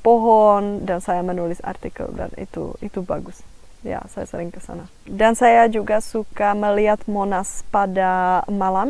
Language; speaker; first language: Indonesian; non-native, fluent; Czech